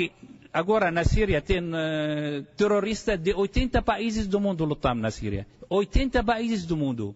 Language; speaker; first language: Portuguese; non-native, fluent; Arabic